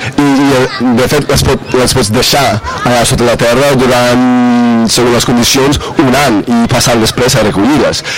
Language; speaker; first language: Catalan; non-native, fluent; English